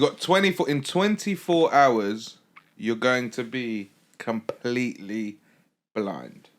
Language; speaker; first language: English; native; English